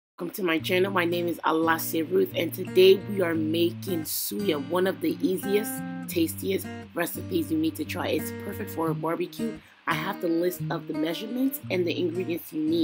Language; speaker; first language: English; non-native, local second language; Yoruba